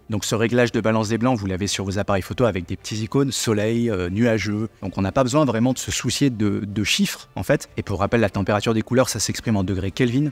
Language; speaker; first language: French; native; French